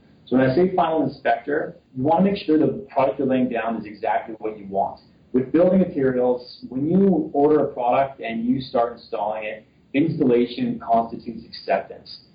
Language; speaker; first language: English; native; English